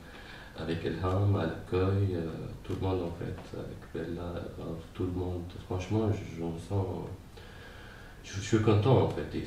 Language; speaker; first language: French; non-native, fluent; Arabic